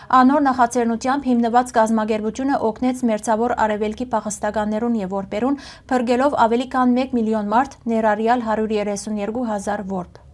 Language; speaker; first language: Armenian; early bilingual, heritage; Armenian